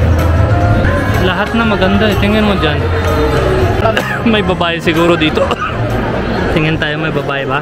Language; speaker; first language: Filipino; non-native, learner; Hindi